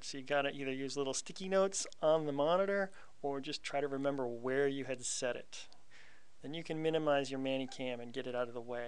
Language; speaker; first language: English; native; English